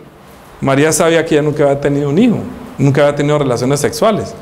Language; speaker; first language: Spanish; native; Spanish